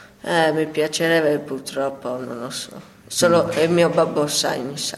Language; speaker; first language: Italian; early bilingual, other home language; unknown